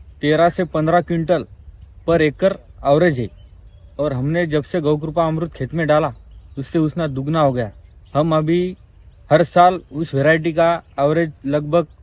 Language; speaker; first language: Hindi; non-native, local second language; Marathi